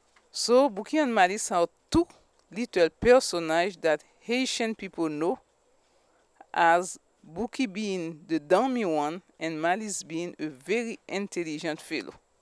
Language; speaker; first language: English; non-native, fluent; Haitian Creole